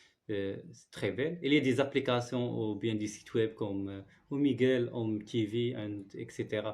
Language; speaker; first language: French; non-native, learner; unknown